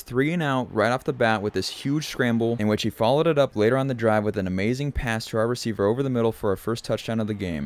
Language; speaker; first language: English; native; English